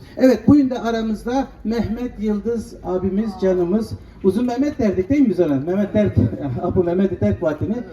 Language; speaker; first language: Turkish; non-native, local second language; Zaza